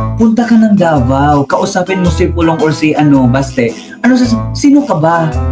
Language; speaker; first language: Filipino; non-native, local second language; Cebuano